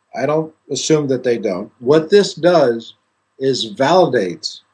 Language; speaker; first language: English; non-native, fluent; Greek